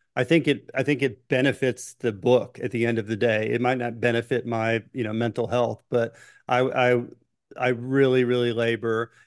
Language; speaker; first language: English; native; English